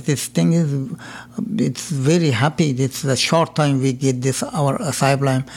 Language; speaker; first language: English; non-native, learner; Persian